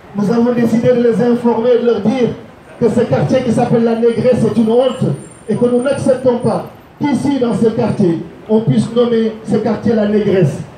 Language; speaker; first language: French; non-native, local second language; Wolof